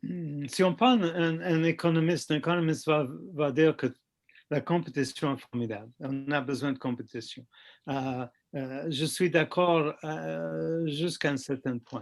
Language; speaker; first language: French; non-native, fluent; English